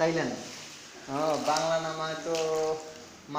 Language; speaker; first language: Indonesian; non-native, learner; Bangla